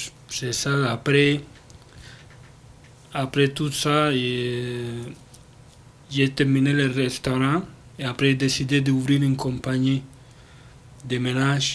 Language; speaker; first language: French; non-native, learner; Spanish